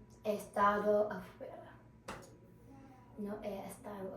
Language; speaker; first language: Spanish; non-native, learner; English